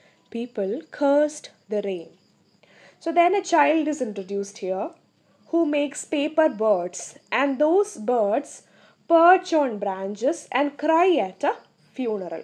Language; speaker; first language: English; non-native, local second language; Malayalam